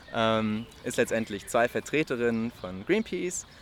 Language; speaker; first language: German; native; German